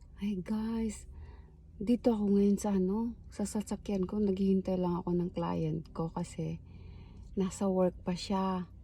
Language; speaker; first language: Filipino; native; Filipino